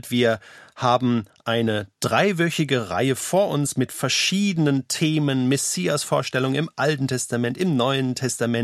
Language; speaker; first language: German; native; German